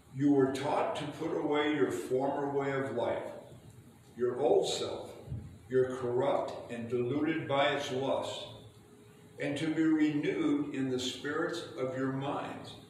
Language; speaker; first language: English; native; English